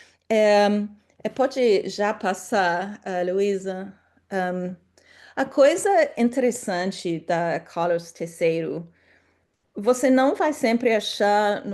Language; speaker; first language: Portuguese; non-native, fluent; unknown